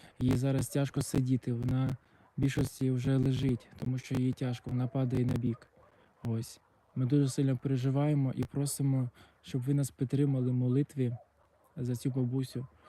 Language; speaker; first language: Ukrainian; non-native, local second language; Russian